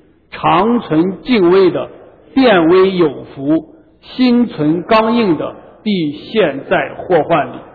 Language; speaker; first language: Chinese; native; Chinese